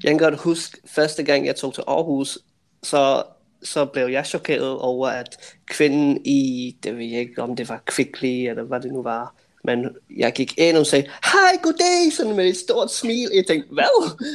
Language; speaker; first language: Danish; native; Danish